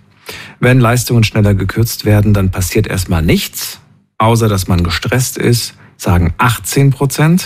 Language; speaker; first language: German; native; German